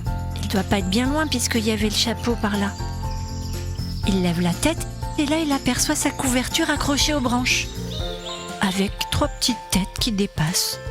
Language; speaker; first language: French; native; French